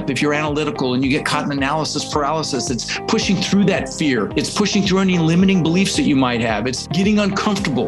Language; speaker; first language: English; early bilingual, other home language; Dutch